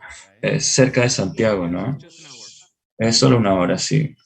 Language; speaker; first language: Spanish; non-native, fluent; English